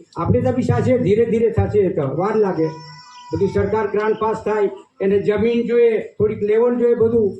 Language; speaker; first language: Gujarati; non-native, local second language; Kukna